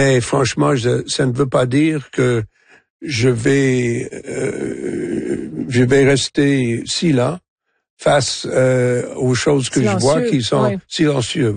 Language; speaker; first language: French; non-native, fluent; English